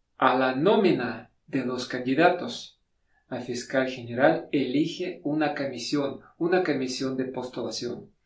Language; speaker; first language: Spanish; non-native, fluent; Russian